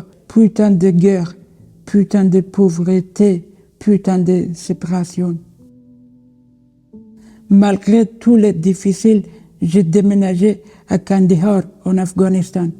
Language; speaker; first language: French; non-native, learner; Persian